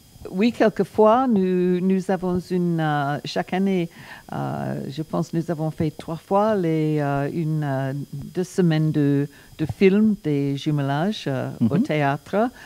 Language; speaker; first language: French; non-native, learner; English